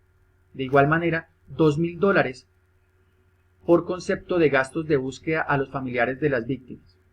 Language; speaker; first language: Spanish; native; Spanish